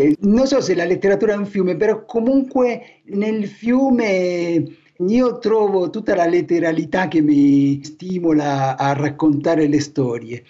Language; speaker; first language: Italian; non-native, fluent; Spanish